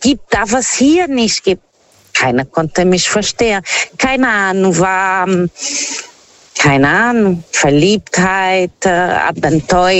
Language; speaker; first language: German; non-native, learner; Portuguese